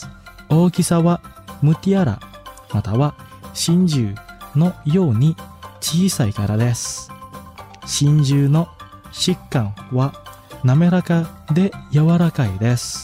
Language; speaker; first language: Japanese; non-native, fluent; Indonesian